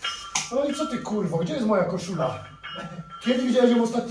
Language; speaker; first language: Polish; native; Polish